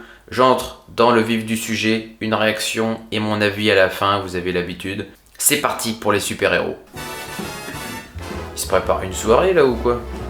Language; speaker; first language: French; native; French